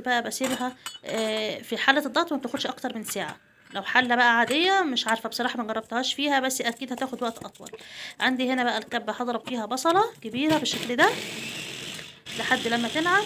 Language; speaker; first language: Arabic; native; Arabic